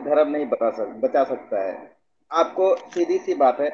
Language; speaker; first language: Hindi; native; Hindi